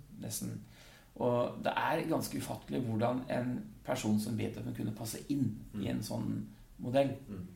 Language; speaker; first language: Norwegian; early bilingual, other home language; Dutch